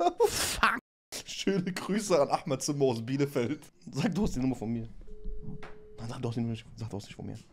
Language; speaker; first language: German; native; German